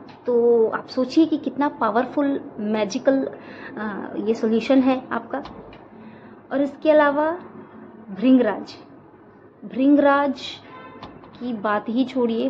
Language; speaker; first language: Hindi; native; Hindi